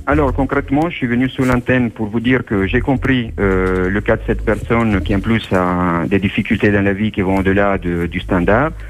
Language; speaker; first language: French; non-native, fluent; Italian